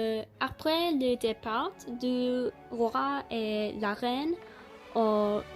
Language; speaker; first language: French; non-native, learner; English